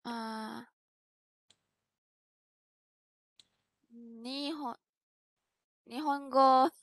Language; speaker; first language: Japanese; non-native, learner; Malay